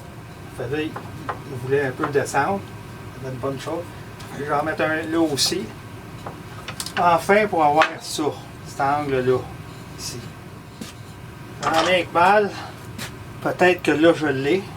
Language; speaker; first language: French; native; French